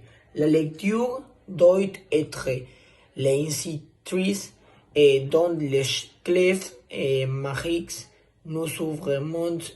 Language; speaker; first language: French; non-native, learner; Spanish